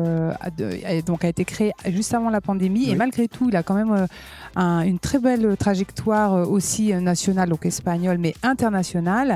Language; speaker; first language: French; native; French